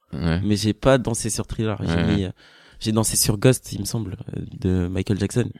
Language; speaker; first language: French; native; French